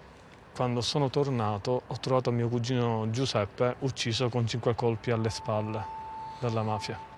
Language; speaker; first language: Italian; non-native, learner; English